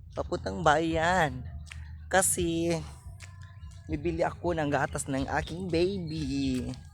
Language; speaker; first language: Filipino; non-native, local second language; Cebuano